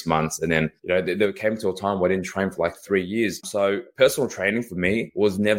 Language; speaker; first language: English; native; English